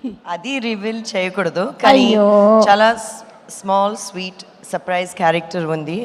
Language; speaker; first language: Telugu; non-native, learner; Malayalam